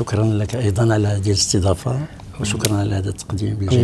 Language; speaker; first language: Arabic; native; Arabic